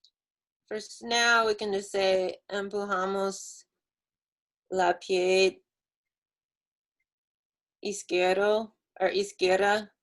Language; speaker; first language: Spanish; non-native, learner; English